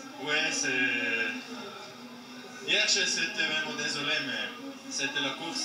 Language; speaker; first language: French; non-native, learner; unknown